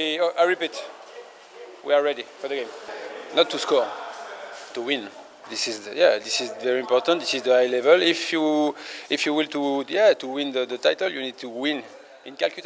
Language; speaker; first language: English; non-native, fluent; French